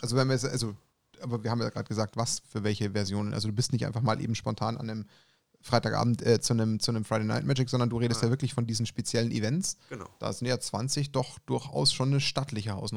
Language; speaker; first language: German; native; German